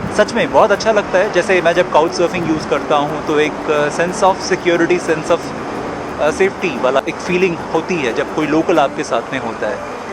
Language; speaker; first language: Hindi; native; Hindi